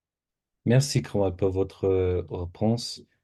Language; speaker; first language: French; non-native, learner; English